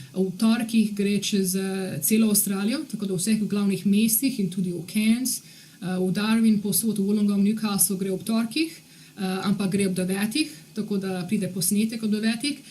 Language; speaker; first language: Slovenian; early bilingual, heritage; Slovenian